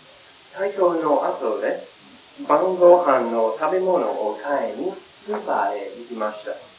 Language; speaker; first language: Japanese; non-native, learner; English